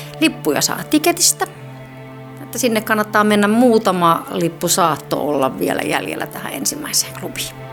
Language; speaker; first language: Finnish; native; Finnish